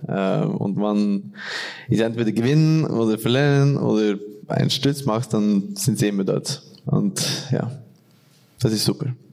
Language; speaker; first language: German; non-native, fluent; Norwegian